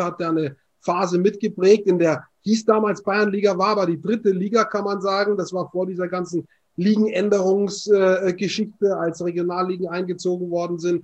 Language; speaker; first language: German; native; German